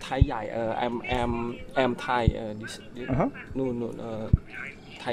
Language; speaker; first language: English; non-native, learner; Shan